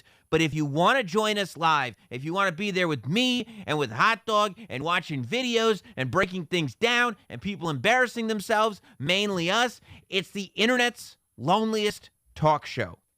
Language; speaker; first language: English; native; English